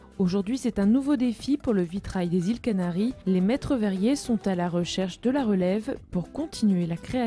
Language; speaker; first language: French; native; French